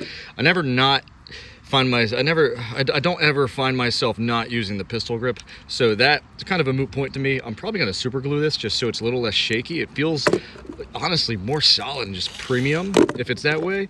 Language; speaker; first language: English; native; English